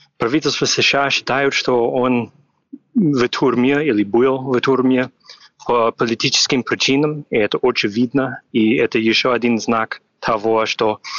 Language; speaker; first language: Russian; non-native, fluent; English